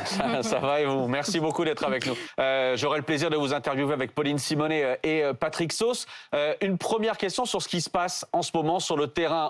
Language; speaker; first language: French; native; French